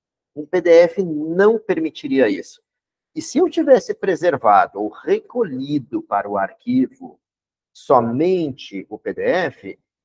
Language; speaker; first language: Portuguese; native; Portuguese